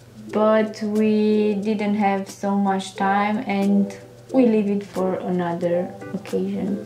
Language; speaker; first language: English; non-native, learner; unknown